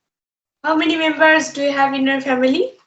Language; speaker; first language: English; non-native, learner; Bangla